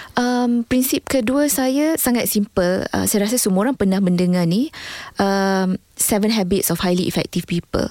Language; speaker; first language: Malay; native; Malay